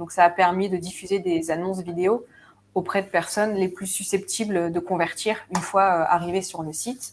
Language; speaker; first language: French; native; French